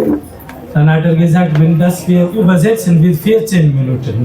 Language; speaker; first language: German; non-native, fluent; Telugu